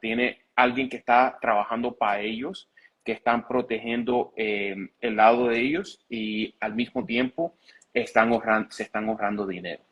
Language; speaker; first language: Spanish; early bilingual, heritage; Spanish